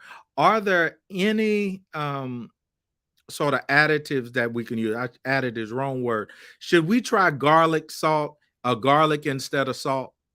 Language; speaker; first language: English; native; English